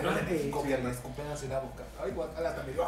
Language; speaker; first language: Spanish; native; Spanish